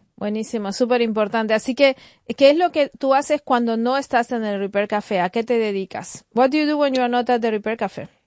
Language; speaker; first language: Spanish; native; Spanish